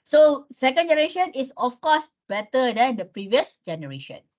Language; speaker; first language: English; non-native, local second language; Malay